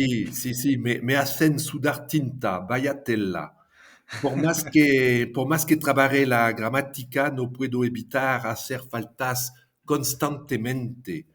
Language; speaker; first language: Spanish; non-native, fluent; French